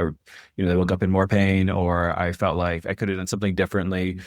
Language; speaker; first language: English; native; English